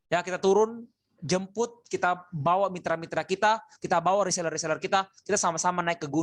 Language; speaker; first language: Indonesian; native; Indonesian